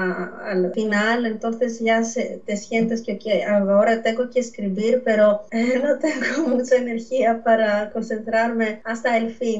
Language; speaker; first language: Spanish; non-native, fluent; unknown